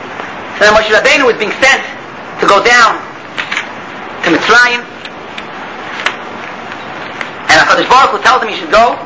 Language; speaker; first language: English; native; English